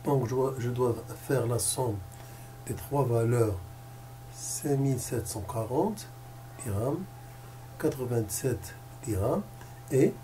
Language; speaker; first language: French; non-native, local second language; Arabic